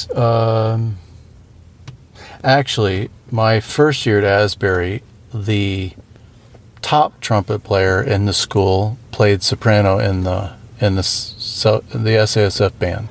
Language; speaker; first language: English; native; English